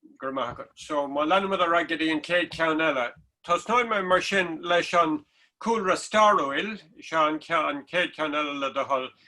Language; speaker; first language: Irish; non-native, local second language; English